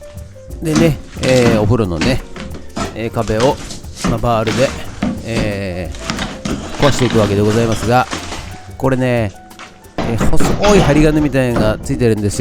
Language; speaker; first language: Japanese; native; Japanese